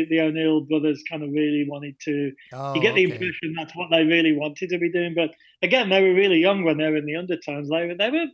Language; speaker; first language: English; native; English